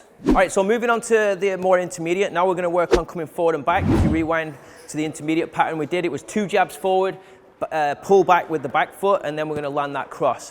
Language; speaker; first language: English; native; English